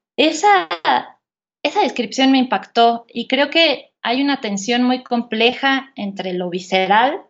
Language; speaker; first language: Spanish; native; Spanish